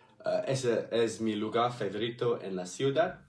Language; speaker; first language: Spanish; non-native, learner; English